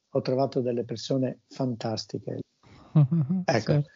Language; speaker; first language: Italian; native; Italian